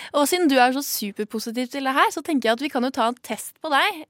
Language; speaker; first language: Norwegian; native; Norwegian